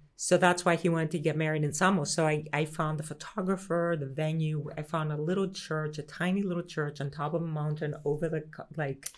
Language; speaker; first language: English; early bilingual, other home language; Greek